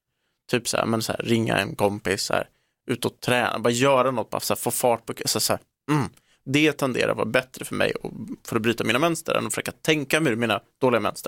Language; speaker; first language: Swedish; native; Swedish